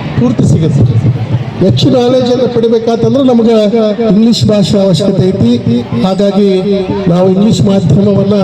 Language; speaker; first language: Kannada; non-native, local second language; Urdu